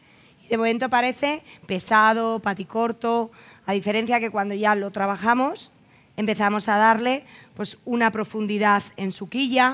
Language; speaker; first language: Spanish; native; Spanish